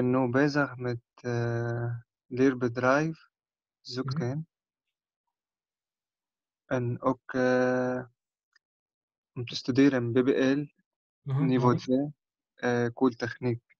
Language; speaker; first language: Dutch; non-native, learner; Arabic